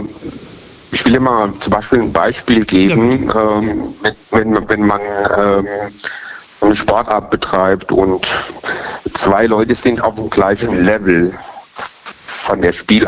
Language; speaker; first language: German; native; German